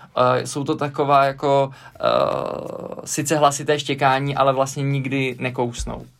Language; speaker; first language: Czech; native; Czech